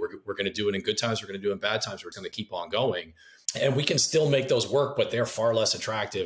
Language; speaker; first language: English; native; English